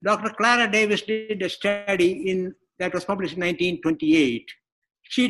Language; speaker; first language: English; non-native, local second language; Malayalam